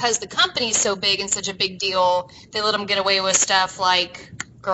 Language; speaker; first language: English; native; English